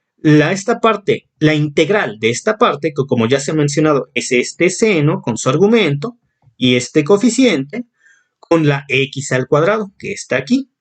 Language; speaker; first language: Spanish; native; Spanish